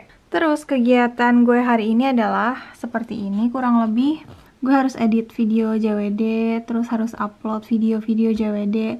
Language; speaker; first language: Indonesian; native; Indonesian